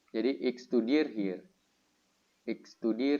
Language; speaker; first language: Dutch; non-native, learner; Indonesian